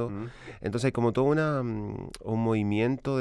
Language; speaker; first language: Spanish; native; Spanish